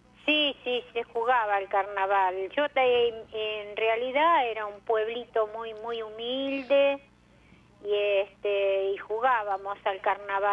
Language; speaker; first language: Spanish; native; Spanish